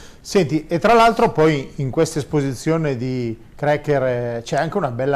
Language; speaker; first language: Italian; native; Italian